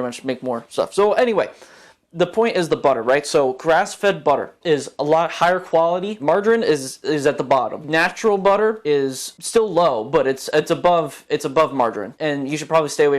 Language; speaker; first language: English; native; English